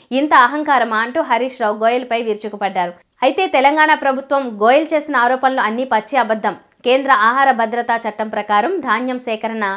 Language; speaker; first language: Telugu; native; Telugu